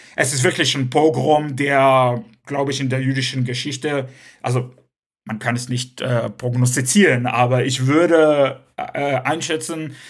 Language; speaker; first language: German; non-native, local second language; Hebrew